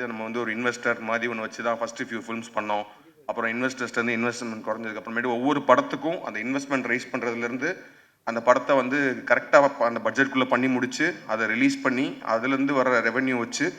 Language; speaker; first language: Tamil; native; Tamil